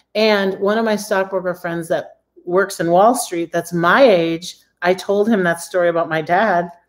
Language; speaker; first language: English; native; English